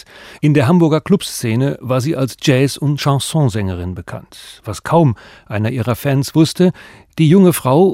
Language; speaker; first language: German; native; German